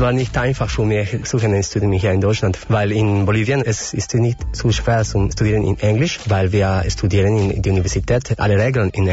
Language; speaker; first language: German; non-native, learner; Spanish